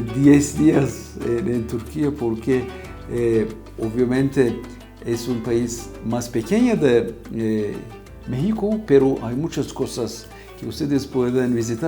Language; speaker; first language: Spanish; non-native, fluent; Turkish